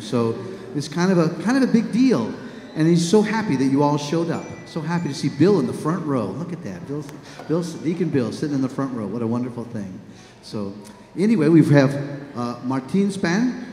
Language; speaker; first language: English; native; English